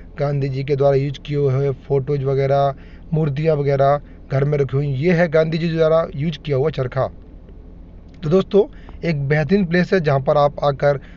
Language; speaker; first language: Hindi; native; Hindi